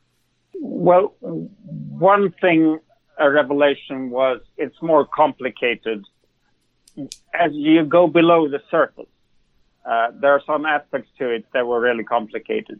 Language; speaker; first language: English; non-native, fluent; Swedish